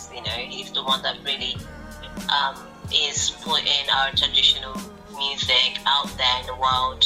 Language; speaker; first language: English; non-native, fluent; Portuguese